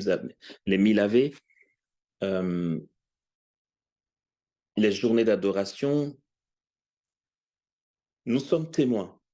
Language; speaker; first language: French; native; French